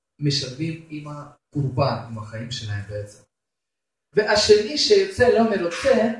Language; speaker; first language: Hebrew; non-native, fluent; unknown